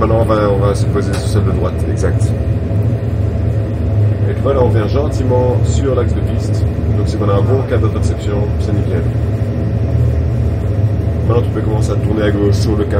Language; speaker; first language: French; native; French